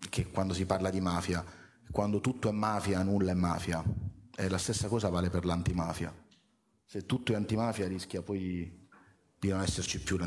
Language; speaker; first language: Italian; native; Italian